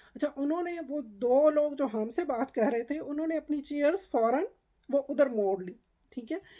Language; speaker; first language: Urdu; native; Urdu